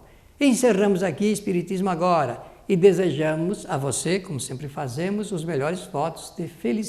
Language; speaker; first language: Portuguese; native; Portuguese